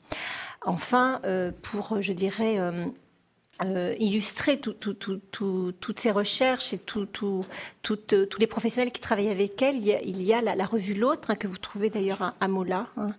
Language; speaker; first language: French; native; French